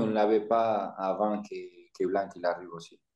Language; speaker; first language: French; non-native, fluent; Spanish